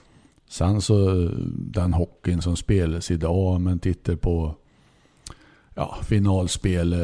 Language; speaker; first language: Swedish; native; Swedish